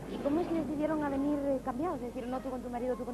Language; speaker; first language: Spanish; native; Spanish